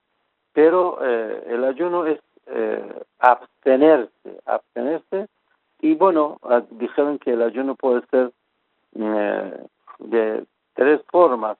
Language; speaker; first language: Spanish; non-native, fluent; Persian